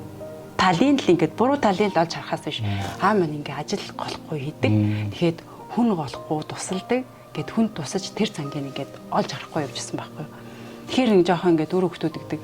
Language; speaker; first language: Mongolian; native; Mongolian